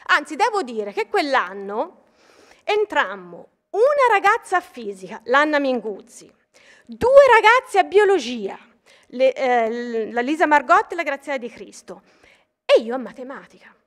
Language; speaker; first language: Italian; native; Italian